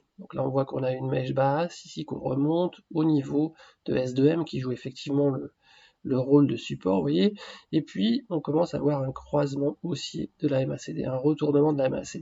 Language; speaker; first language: French; native; French